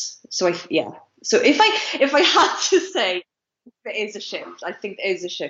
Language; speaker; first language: English; non-native, local second language; Welsh